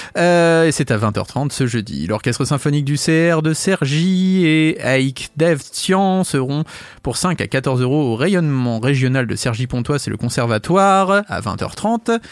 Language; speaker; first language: French; native; French